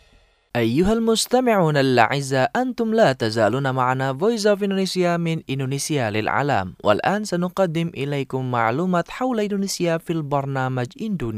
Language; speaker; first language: Arabic; non-native, fluent; Indonesian